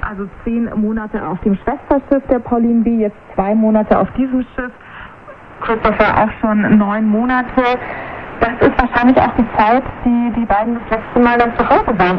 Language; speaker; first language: German; native; German